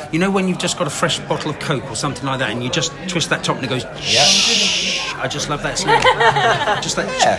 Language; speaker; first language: English; native; English